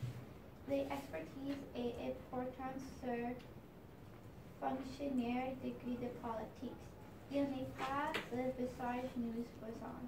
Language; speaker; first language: French; non-native, learner; English